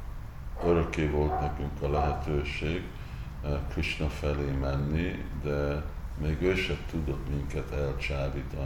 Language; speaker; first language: Hungarian; early bilingual, heritage; Hungarian